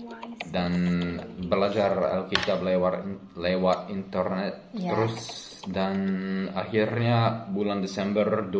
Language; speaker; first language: Indonesian; non-native, learner; English